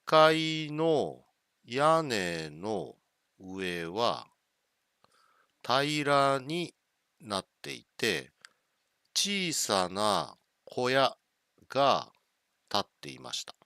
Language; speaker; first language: Japanese; non-native, learner; English